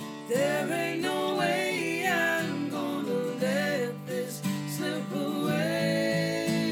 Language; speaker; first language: English; native; English